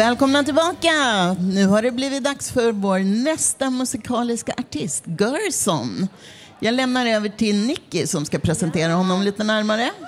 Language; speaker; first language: Swedish; native; Swedish